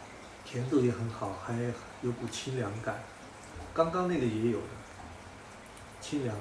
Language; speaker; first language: Chinese; native; Chinese